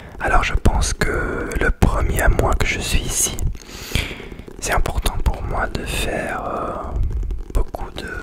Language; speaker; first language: French; non-native, learner; English